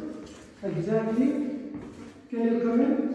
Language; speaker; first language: English; non-native, learner; Arabic